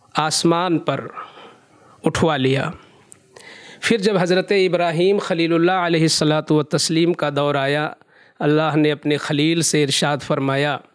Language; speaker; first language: Hindi; native; Hindi